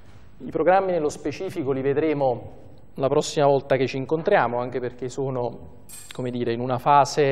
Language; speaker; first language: Italian; native; Italian